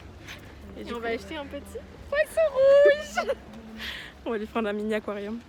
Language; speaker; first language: French; native; French